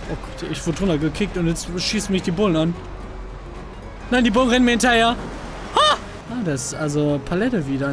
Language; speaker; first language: German; native; German